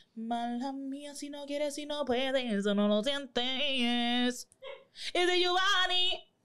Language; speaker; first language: Spanish; native; Spanish